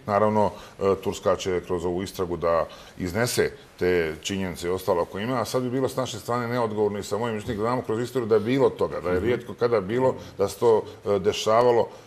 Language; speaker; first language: Bosnian; native; Bosnian